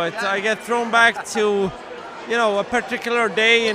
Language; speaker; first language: English; non-native, fluent; Swedish